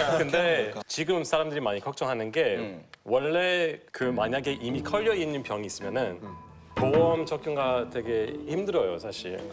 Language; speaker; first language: Korean; non-native, fluent; English